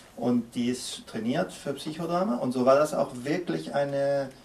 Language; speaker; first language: German; early bilingual, other home language; Spanish